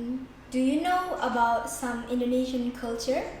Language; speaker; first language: English; non-native, learner; Indonesian